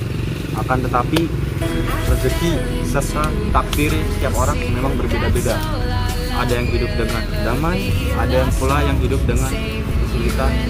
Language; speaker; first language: Indonesian; native; Indonesian